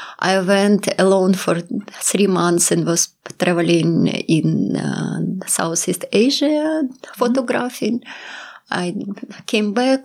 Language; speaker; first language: English; non-native, fluent; Russian